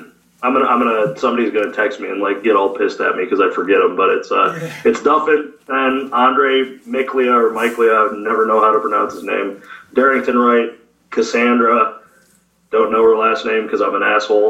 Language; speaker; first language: English; native; English